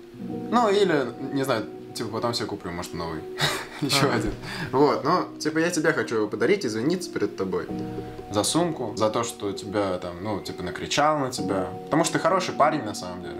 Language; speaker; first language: Russian; native; Russian